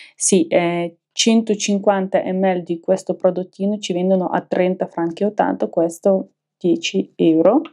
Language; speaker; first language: Italian; non-native, fluent; Ukrainian